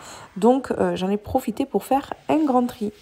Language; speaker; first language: French; native; French